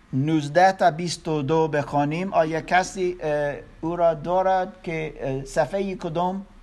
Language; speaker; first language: Persian; non-native, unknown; German